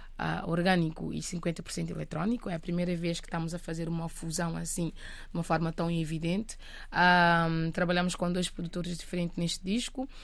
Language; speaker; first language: Portuguese; non-native, local second language; Kabuverdianu